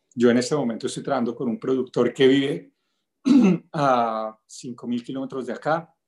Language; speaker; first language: Spanish; native; Spanish